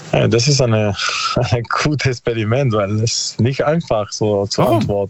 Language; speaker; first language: German; non-native, learner; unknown